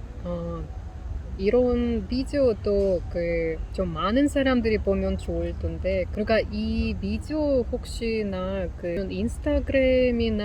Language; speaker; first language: Korean; non-native, learner; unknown